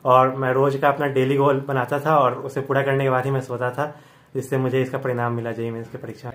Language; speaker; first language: Hindi; native; Hindi